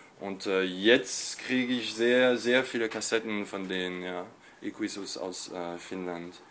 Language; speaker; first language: German; non-native, fluent; French